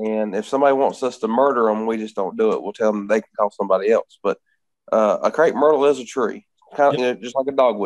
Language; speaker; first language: English; native; English